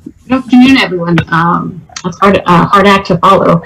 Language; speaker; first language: English; native; English